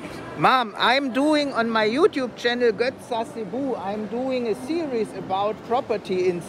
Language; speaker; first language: English; non-native, fluent; German